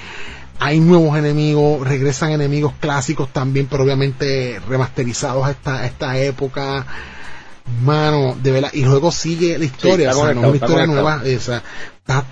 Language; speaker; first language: Spanish; native; Spanish